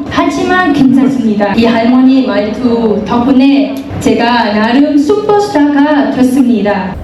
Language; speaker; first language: Korean; non-native, fluent; Vietnamese